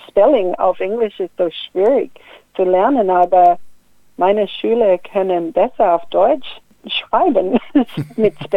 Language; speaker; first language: German; non-native, fluent; English